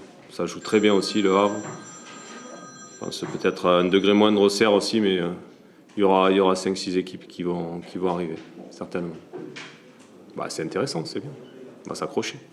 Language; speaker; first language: French; native; French